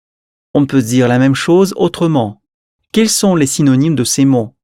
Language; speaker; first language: French; non-native, fluent; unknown